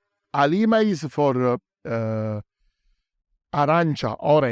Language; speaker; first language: English; non-native, learner; Italian